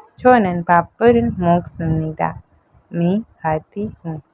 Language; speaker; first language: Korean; non-native, fluent; Hindi